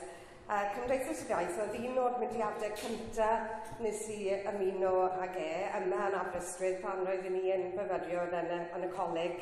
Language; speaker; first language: Welsh; non-native, local second language; English